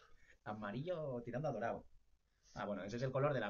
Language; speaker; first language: Spanish; native; Spanish